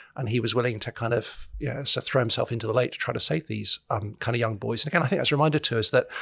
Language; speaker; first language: English; native; English